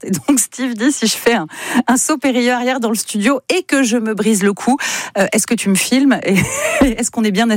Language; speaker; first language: French; native; French